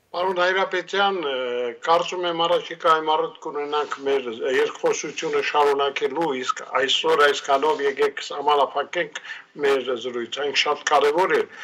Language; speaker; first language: Armenian; native; Armenian